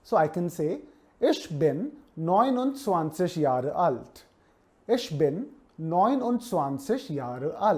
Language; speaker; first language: German; non-native, fluent; Hindi